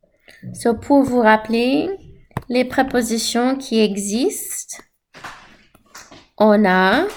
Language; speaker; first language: French; non-native, fluent; English